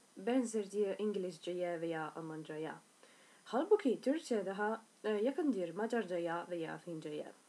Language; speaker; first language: Turkish; non-native, learner; Italian